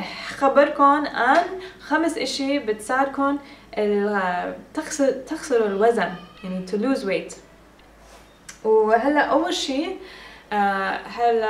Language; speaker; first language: Arabic; early bilingual, heritage; English